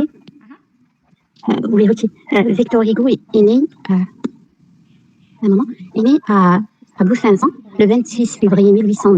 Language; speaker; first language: French; non-native, learner; Arabic